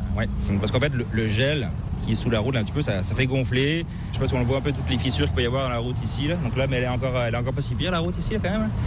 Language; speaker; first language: French; native; French